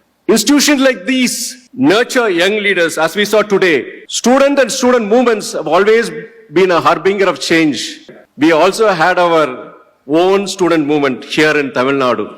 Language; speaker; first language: English; non-native, local second language; Tamil